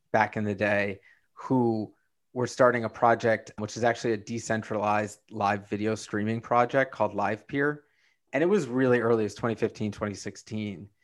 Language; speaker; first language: English; native; English